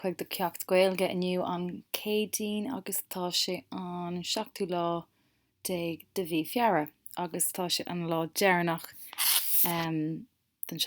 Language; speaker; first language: Irish; non-native, local second language; English